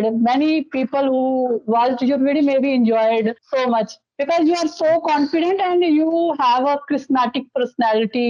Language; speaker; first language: English; non-native, local second language; Dogri